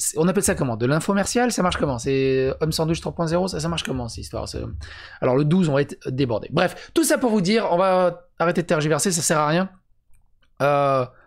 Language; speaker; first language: French; native; French